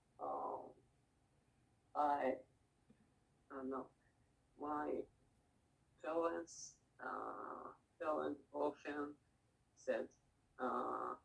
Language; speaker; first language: English; non-native, learner; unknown